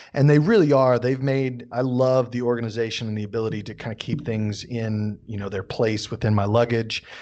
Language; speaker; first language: English; native; English